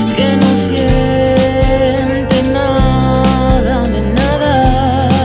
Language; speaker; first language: Spanish; native; Spanish